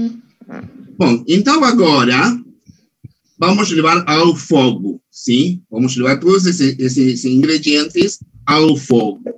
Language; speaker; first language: Portuguese; non-native, fluent; Spanish